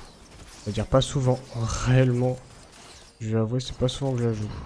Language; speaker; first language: French; native; French